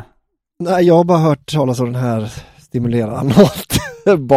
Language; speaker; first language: Swedish; native; Swedish